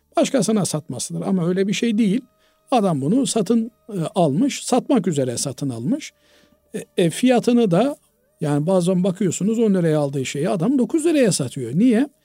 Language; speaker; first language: Turkish; native; Turkish